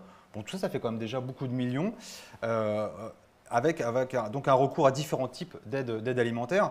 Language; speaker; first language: French; native; French